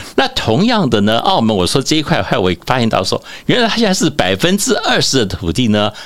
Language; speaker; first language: Chinese; native; Chinese